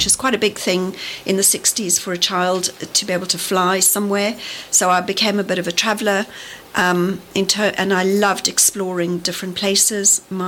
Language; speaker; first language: English; native; English